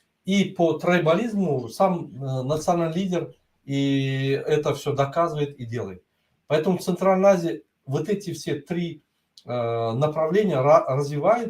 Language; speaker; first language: Russian; non-native, local second language; Turkmen